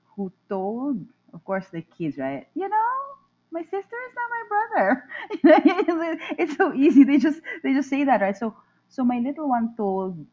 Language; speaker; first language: English; non-native, local second language; Filipino